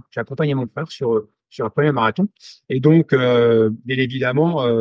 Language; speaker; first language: French; native; French